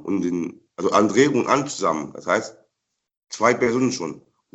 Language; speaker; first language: German; non-native, fluent; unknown